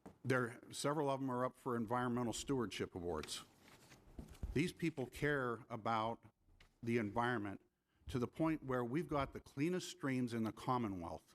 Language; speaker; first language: English; native; English